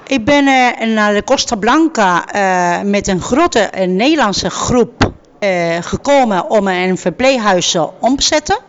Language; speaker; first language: Dutch; non-native, fluent; Spanish